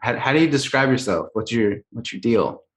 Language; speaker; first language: English; native; English